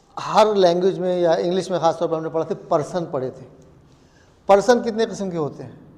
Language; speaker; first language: Urdu; native; Urdu